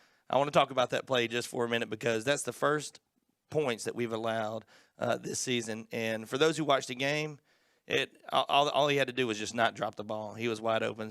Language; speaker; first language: English; native; English